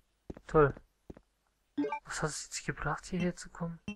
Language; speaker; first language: German; native; German